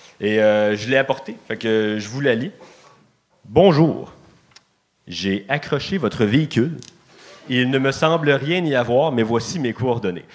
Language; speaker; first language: French; native; French